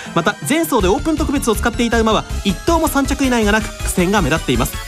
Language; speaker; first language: Japanese; native; Japanese